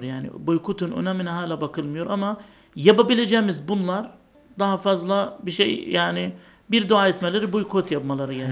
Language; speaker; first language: Turkish; non-native, fluent; Arabic